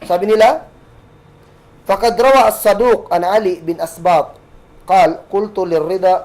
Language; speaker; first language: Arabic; non-native, fluent; Cebuano